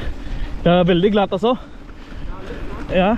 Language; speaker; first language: Norwegian; non-native, learner; Filipino